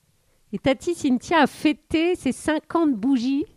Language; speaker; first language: French; native; French